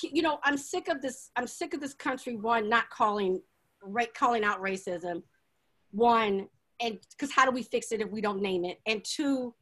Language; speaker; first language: English; native; English